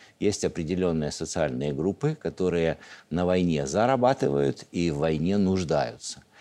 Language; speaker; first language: Russian; native; Russian